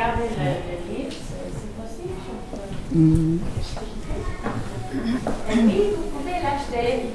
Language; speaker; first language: French; early bilingual, heritage; English